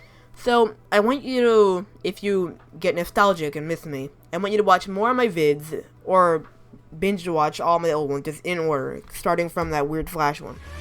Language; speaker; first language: English; native; English